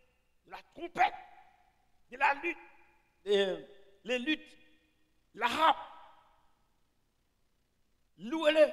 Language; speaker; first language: French; non-native, local second language; Haitian Creole